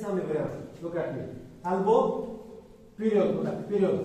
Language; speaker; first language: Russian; non-native, learner; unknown